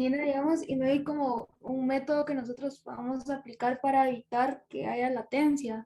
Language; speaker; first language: Spanish; native; Spanish